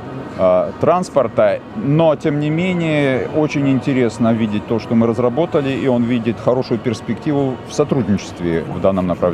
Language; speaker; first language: Russian; native; Russian